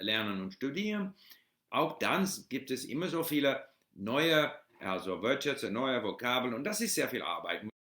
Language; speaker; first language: German; non-native, learner; English